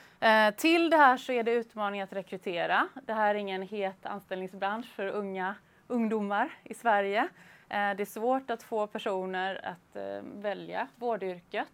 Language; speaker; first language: Swedish; native; Swedish